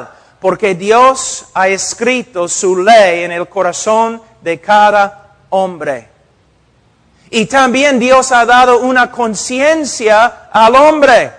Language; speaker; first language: Spanish; non-native, fluent; English